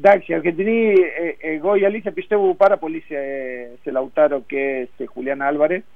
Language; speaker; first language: Greek; non-native, fluent; Spanish